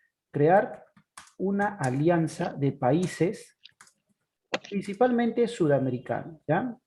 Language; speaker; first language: Spanish; native; Spanish